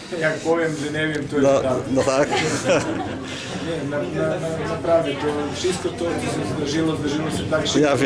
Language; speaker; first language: Polish; non-native, fluent; Serbian